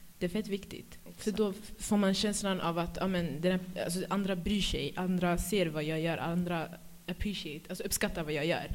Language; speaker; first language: Swedish; early bilingual, other home language; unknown